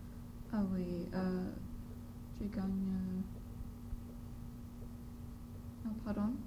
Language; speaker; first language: French; non-native, learner; English